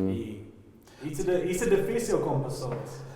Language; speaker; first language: Portuguese; non-native, learner; English